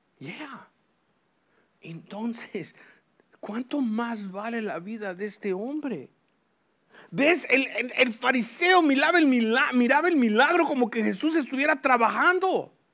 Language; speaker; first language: Spanish; early bilingual, heritage; Spanish